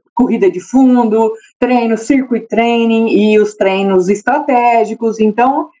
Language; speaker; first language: Portuguese; native; Portuguese